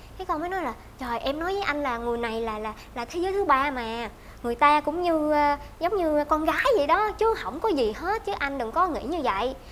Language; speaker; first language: Vietnamese; native; Vietnamese